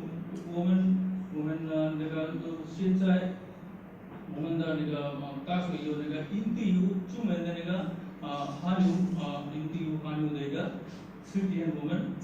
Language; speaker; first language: Chinese; non-native, learner; Hindi